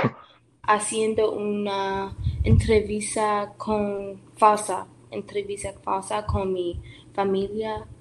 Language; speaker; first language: Spanish; non-native, learner; English